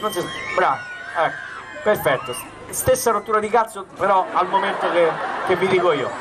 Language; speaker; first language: Italian; native; Italian